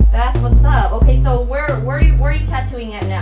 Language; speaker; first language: English; native; English